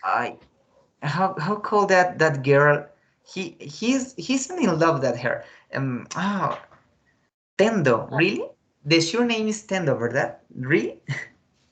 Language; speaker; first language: English; non-native, fluent; Spanish